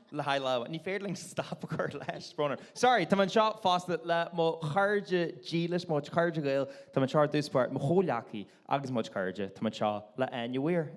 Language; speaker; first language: Irish; non-native, local second language; English